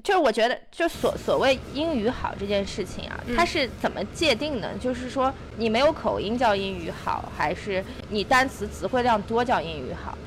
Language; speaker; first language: Chinese; native; Chinese